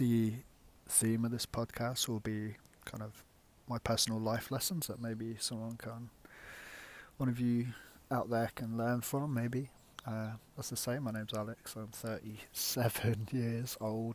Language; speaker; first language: English; native; English